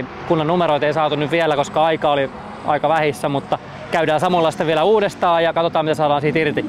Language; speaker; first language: Finnish; native; Finnish